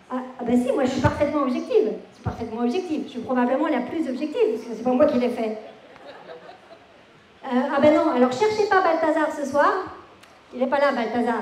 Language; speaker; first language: French; native; French